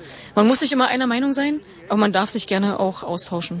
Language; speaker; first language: German; native; German